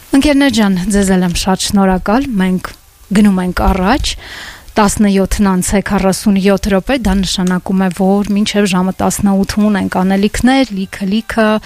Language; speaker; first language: Armenian; native; Armenian